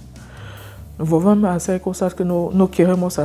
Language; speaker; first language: Spanish; non-native, fluent; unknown